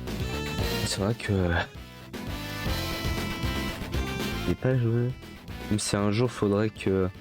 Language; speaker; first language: French; native; French